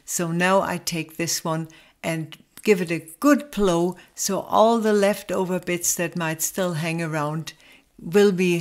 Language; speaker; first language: English; non-native, fluent; German